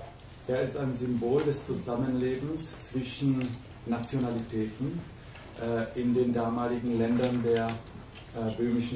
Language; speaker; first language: German; early bilingual, heritage; German